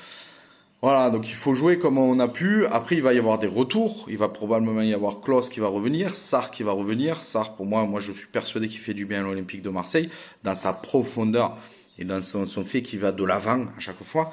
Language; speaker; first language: French; native; French